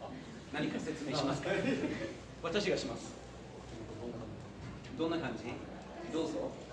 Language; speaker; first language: Japanese; non-native, fluent; English